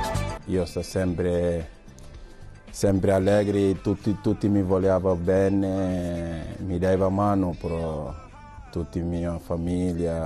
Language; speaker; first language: Italian; non-native, learner; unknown